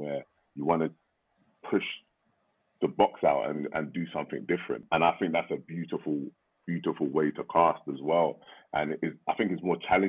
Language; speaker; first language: English; native; English